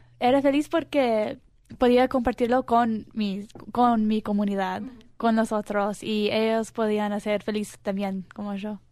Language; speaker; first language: Spanish; early bilingual, heritage; Spanish